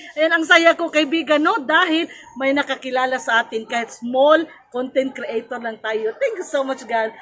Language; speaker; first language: Filipino; non-native, local second language; Cebuano